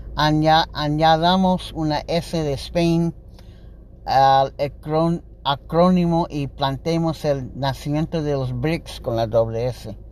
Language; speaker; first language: Spanish; non-native, learner; English